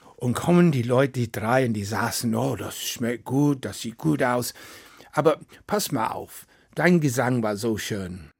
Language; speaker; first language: German; non-native, fluent; English